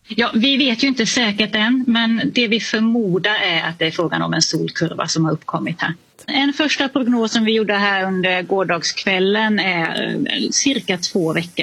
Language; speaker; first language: Swedish; native; Swedish